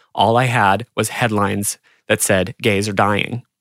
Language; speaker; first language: English; native; English